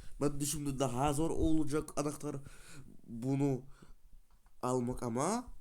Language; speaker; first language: Turkish; non-native, learner; Russian